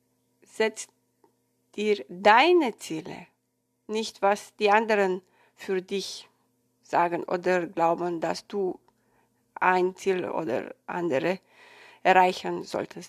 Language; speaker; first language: German; non-native, fluent; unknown